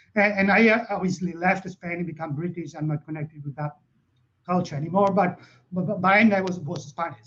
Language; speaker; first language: English; non-native, fluent; Catalan